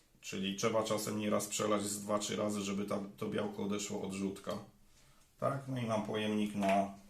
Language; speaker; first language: Polish; native; Polish